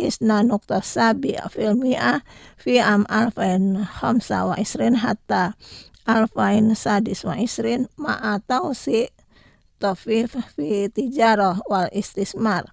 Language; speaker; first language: Arabic; non-native, fluent; Indonesian